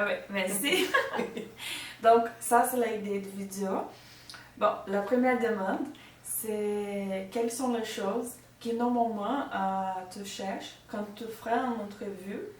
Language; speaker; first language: French; non-native, learner; Portuguese